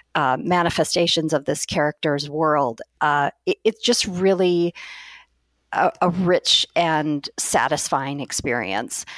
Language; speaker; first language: English; native; English